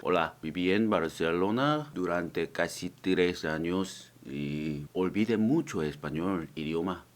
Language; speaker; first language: Spanish; non-native, learner; Korean